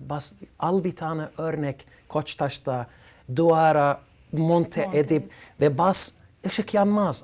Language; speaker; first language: Turkish; early bilingual, other home language; Arabic